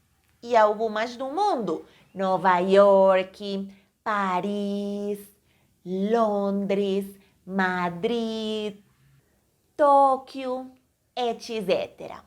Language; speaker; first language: Portuguese; non-native, fluent; Spanish